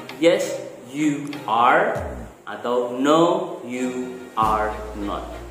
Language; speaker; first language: English; non-native, fluent; Indonesian